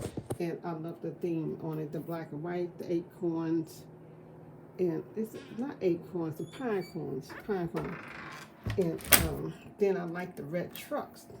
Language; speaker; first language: English; native; English